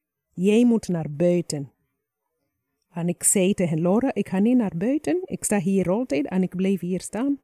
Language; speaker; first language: Dutch; non-native, fluent; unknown